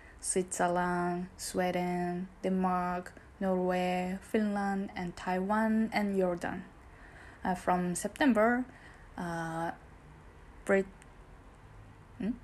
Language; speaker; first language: English; non-native, learner; Japanese